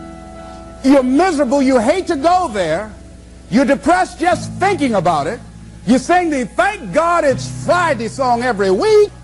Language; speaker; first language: English; native; English